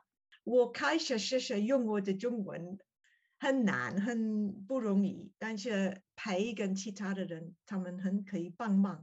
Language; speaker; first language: Chinese; non-native, learner; English